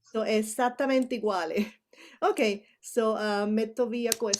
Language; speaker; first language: Italian; non-native, fluent; Spanish